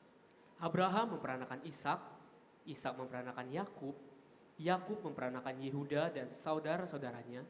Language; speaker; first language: Indonesian; native; Indonesian